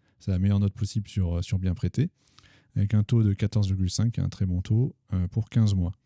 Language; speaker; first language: French; native; French